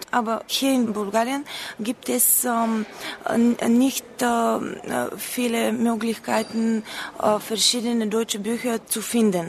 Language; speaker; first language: German; non-native, learner; Bulgarian